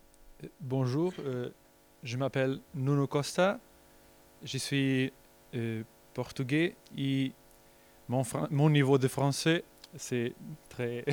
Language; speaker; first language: French; non-native, learner; Portuguese